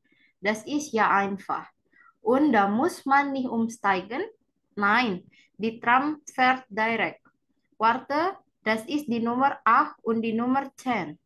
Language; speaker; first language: German; non-native, fluent; Indonesian